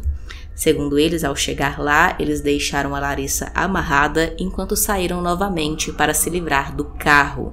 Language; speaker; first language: Portuguese; native; Portuguese